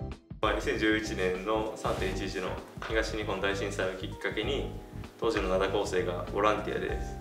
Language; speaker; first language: Japanese; native; Japanese